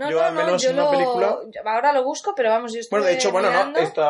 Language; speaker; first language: Spanish; native; Spanish